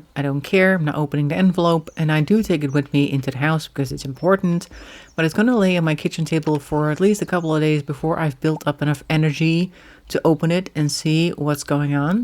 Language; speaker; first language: English; non-native, fluent; Dutch